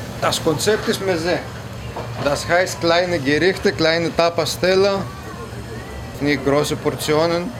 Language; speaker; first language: German; non-native, learner; Greek